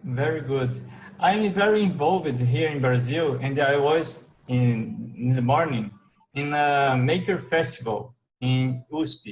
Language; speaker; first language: English; non-native, learner; Portuguese